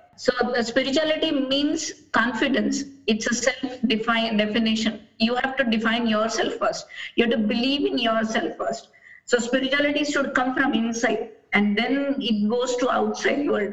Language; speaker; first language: English; non-native, local second language; Marathi